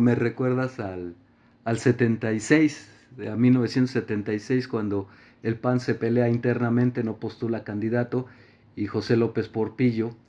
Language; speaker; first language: Spanish; native; Spanish